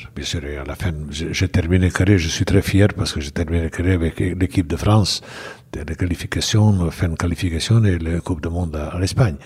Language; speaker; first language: French; non-native, fluent; Bosnian